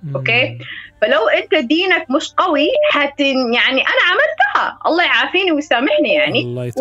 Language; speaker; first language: Arabic; non-native, fluent; Somali